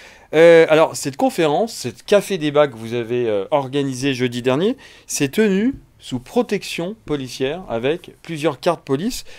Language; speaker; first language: French; native; French